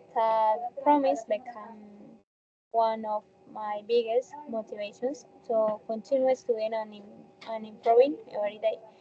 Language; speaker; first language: English; non-native, learner; Spanish